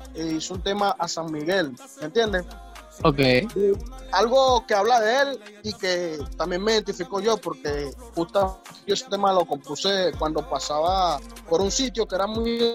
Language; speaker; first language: Spanish; native; Spanish